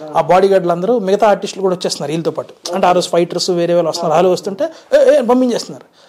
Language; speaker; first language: Telugu; native; Telugu